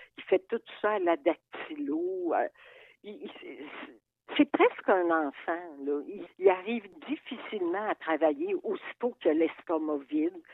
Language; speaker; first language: French; native; French